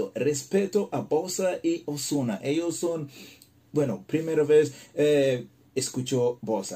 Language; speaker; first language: Spanish; non-native, learner; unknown